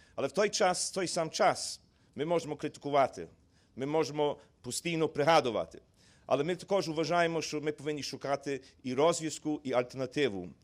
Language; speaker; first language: Ukrainian; early bilingual, heritage; Ukrainian